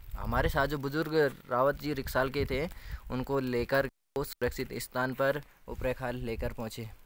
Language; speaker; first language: Hindi; native; Hindi